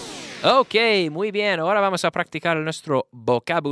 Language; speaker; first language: Spanish; non-native, fluent; English